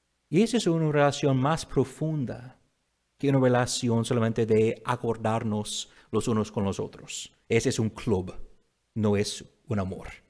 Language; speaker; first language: Spanish; non-native, fluent; English